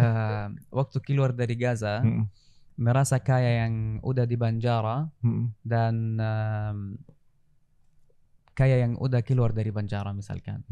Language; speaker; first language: Indonesian; non-native, fluent; Arabic